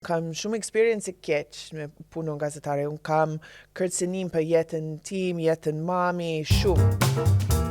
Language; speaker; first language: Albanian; non-native, learner; English